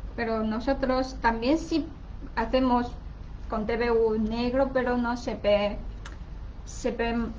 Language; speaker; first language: Spanish; non-native, learner; Chinese